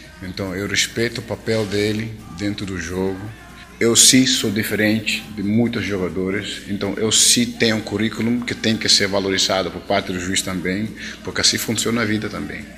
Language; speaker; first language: Portuguese; non-native, fluent; Dutch